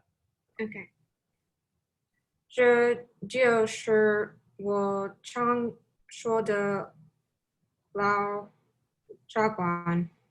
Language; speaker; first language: Chinese; non-native, learner; English